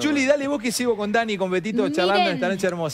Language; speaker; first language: Spanish; native; Spanish